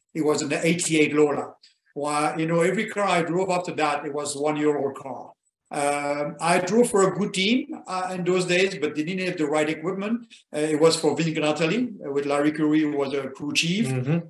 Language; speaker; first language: English; non-native, fluent; French